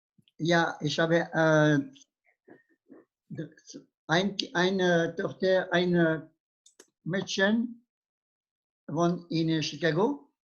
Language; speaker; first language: German; non-native, learner; French